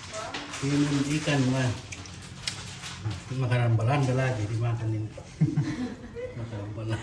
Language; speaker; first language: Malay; non-native, local second language; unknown